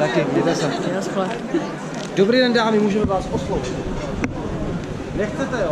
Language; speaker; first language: Czech; native; Czech